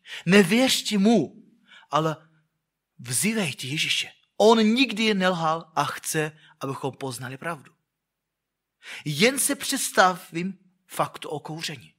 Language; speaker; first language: Czech; non-native, fluent; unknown